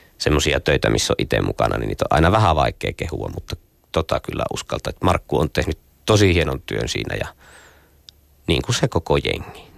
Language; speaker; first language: Finnish; native; Finnish